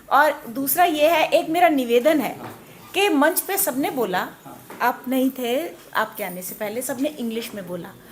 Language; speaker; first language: Hindi; native; Hindi